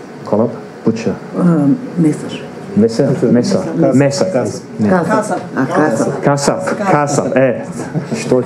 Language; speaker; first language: Macedonian; non-native, fluent; English